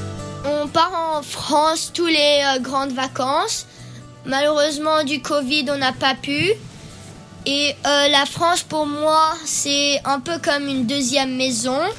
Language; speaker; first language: French; early bilingual, heritage; French